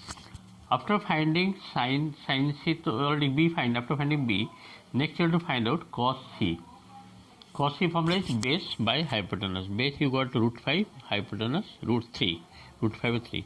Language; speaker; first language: English; non-native, local second language; Bangla